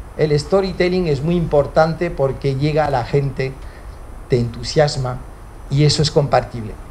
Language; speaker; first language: Spanish; early bilingual, heritage; Spanish